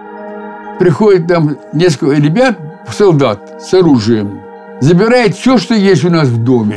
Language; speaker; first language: Russian; native; Russian